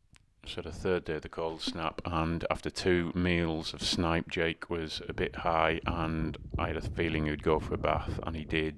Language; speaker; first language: English; native; English